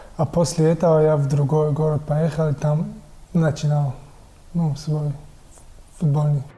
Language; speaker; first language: Russian; non-native, local second language; Tajik